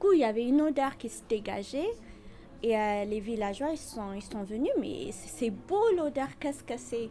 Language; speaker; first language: French; non-native, fluent; Amharic